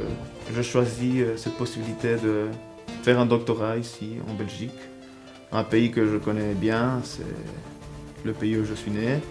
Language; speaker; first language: French; early bilingual, other home language; Spanish